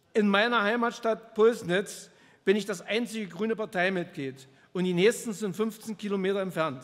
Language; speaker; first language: German; native; German